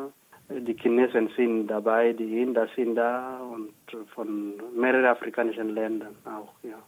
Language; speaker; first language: German; non-native, fluent; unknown